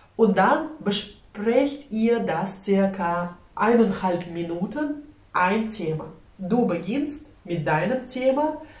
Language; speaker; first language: German; non-native, fluent; Russian